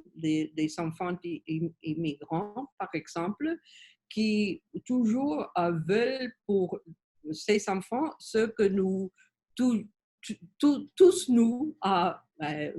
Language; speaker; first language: French; non-native, learner; Spanish